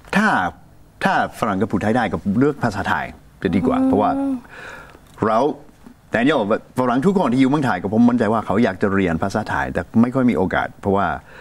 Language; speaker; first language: Thai; non-native, fluent; English